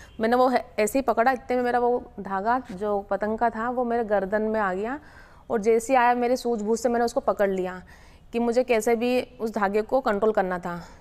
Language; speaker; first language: Hindi; native; Hindi